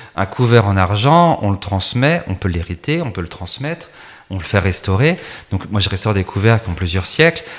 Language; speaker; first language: French; native; French